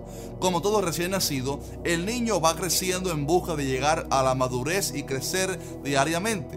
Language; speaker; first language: Spanish; native; Spanish